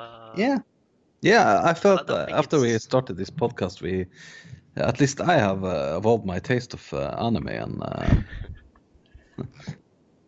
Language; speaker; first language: English; non-native, fluent; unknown